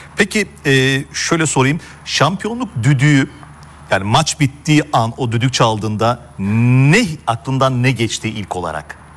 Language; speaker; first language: Turkish; native; Turkish